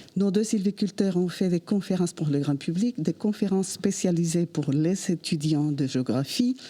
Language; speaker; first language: French; non-native, fluent; Spanish